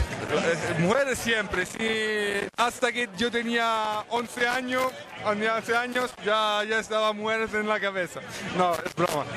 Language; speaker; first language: Spanish; non-native, fluent; Italian